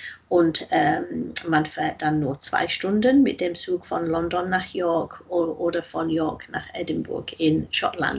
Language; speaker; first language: German; non-native, fluent; English